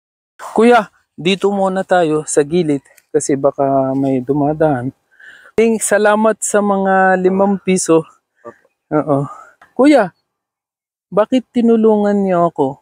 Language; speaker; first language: Filipino; non-native, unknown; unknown